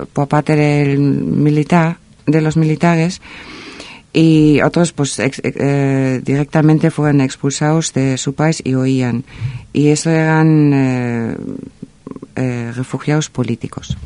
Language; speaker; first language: Spanish; non-native, fluent; German